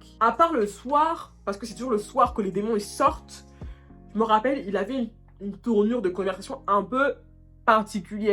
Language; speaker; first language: French; native; French